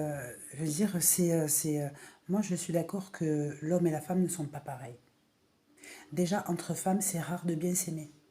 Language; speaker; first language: French; native; French